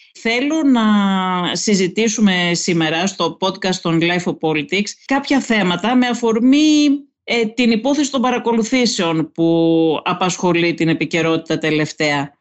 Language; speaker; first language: Greek; native; Greek